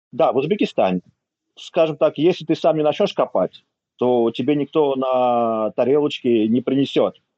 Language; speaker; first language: Russian; native; Russian